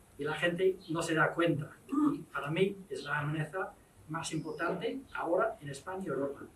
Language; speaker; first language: Spanish; non-native, fluent; English